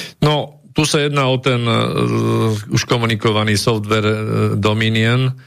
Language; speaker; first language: Slovak; native; Slovak